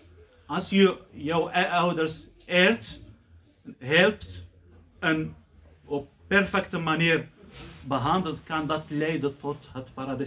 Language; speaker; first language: Dutch; non-native, fluent; Arabic